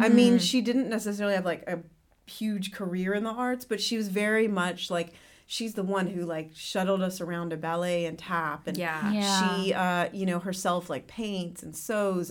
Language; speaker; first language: English; native; English